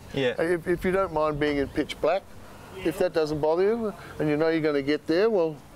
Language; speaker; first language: English; native; English